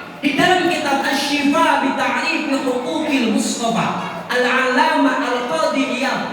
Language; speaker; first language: Indonesian; non-native, local second language; Sundanese